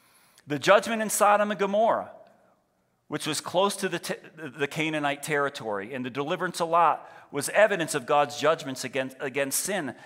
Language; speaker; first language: English; native; English